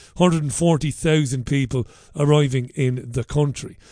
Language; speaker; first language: English; native; English